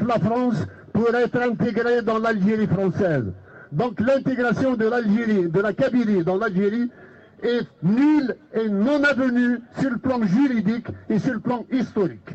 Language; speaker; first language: French; non-native, local second language; Kabyle